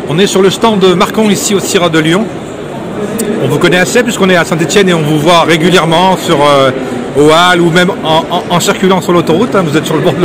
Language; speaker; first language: French; native; French